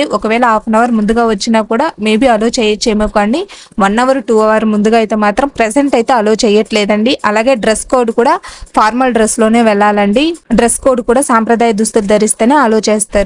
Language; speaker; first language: Telugu; native; Telugu